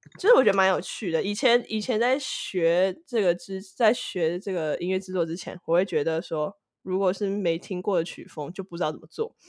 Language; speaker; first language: Chinese; native; Chinese